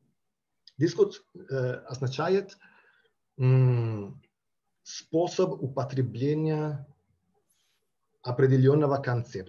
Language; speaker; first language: Russian; non-native, fluent; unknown